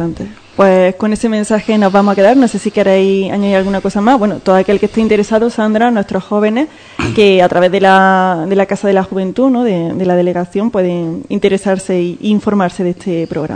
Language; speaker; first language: Spanish; native; Spanish